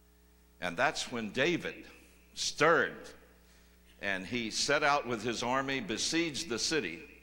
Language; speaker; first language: English; native; English